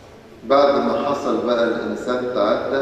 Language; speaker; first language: Arabic; native; Arabic